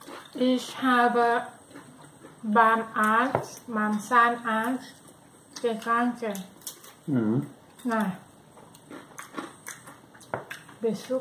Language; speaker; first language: German; non-native, learner; Thai